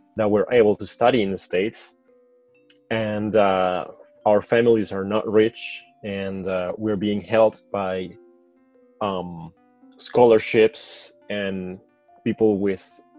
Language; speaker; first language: English; non-native, fluent; Spanish